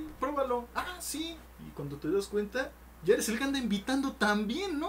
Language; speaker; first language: Spanish; native; Spanish